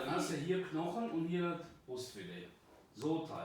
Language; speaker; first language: German; native; German